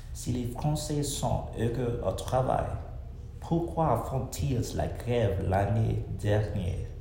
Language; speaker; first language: French; non-native, learner; English